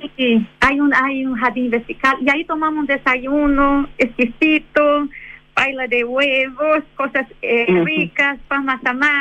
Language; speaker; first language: Spanish; non-native, fluent; Portuguese